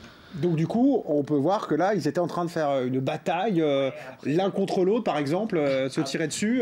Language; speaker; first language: French; native; French